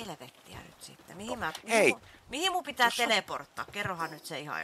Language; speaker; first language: Finnish; native; Finnish